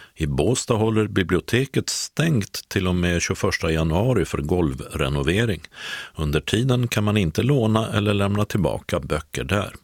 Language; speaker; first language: Swedish; native; Swedish